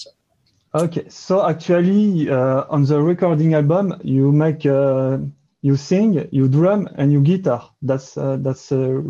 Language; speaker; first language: English; non-native, learner; French